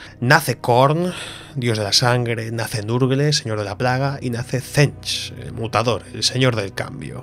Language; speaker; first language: Spanish; native; Spanish